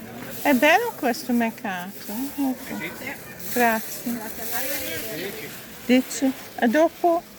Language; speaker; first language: Italian; non-native, learner; English